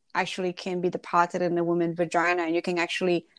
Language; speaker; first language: English; non-native, fluent; Spanish